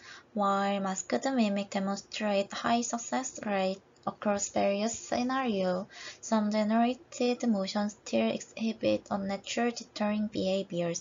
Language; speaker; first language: English; non-native, fluent; Korean